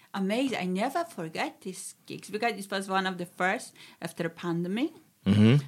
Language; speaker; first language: English; non-native, fluent; Swedish